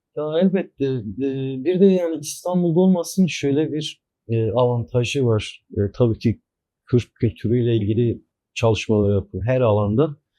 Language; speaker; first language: Turkish; non-native, local second language; Kurdish